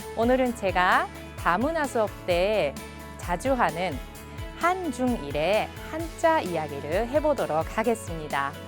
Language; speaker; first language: Korean; non-native, fluent; Japanese